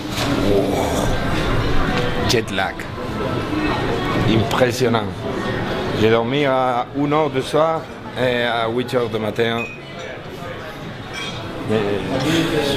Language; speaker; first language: French; non-native, learner; Spanish